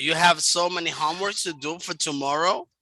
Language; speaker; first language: English; non-native, fluent; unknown